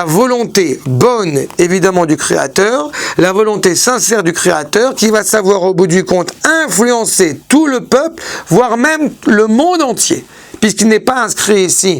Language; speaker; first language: French; native; French